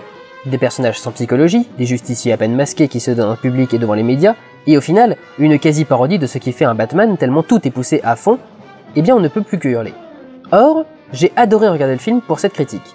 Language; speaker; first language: French; native; French